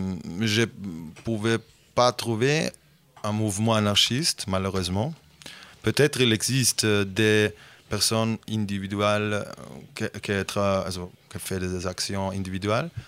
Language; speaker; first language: French; non-native, fluent; Bosnian